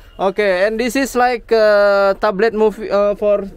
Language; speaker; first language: English; non-native, learner; Indonesian